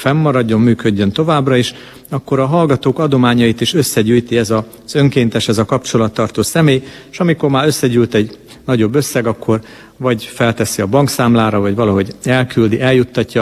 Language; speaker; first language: Hungarian; native; Hungarian